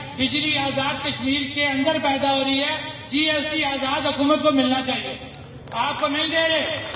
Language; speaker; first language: Urdu; non-native, local second language; Pahari-Potwari